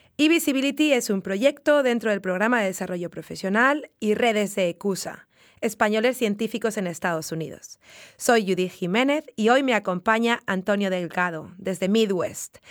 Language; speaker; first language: Spanish; native; Spanish